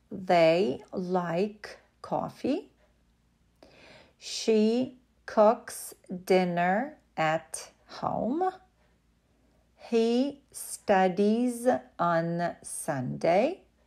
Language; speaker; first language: English; non-native, fluent; Polish